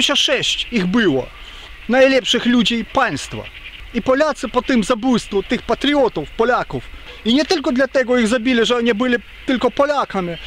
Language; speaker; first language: Polish; non-native, fluent; Ukrainian